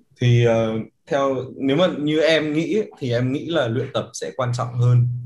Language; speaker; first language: Vietnamese; native; Vietnamese